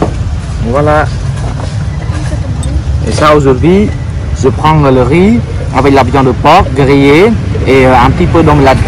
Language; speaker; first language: French; non-native, fluent; Khmer